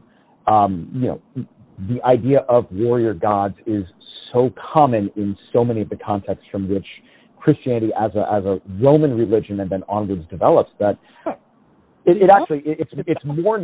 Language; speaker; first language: English; native; English